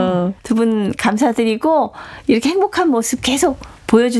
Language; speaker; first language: Korean; native; Korean